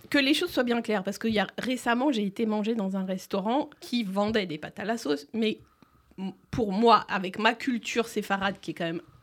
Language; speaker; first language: French; native; French